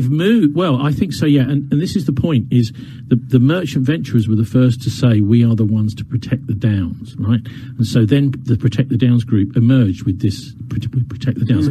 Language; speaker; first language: English; native; English